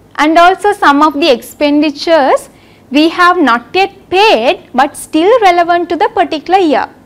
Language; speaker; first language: English; non-native, local second language; Sinhala